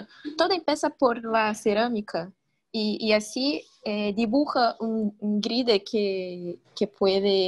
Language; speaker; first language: Spanish; non-native, fluent; Portuguese